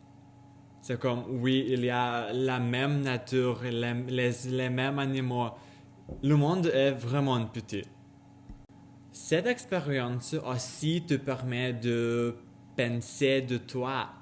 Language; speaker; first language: French; non-native, learner; Lithuanian